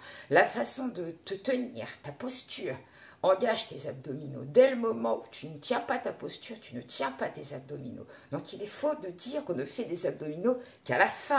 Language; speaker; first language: French; native; French